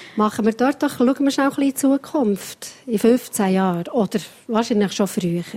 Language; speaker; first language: German; native; German